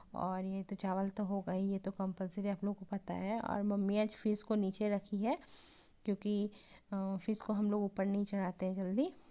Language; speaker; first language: Hindi; native; Hindi